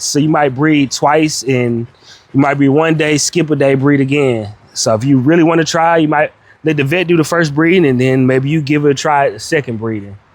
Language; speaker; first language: English; native; English